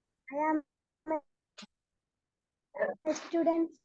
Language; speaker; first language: English; non-native, learner; Tamil